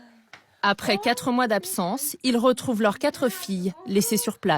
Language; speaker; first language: French; native; French